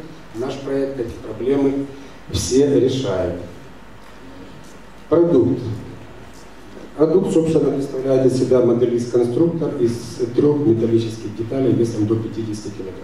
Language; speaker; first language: Russian; native; Russian